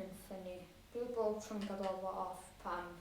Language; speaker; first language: Welsh; native; Welsh